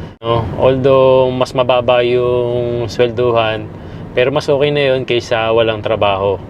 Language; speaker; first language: Filipino; native; Filipino